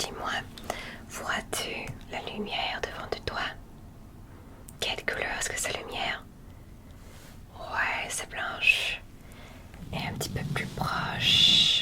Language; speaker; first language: French; non-native, learner; English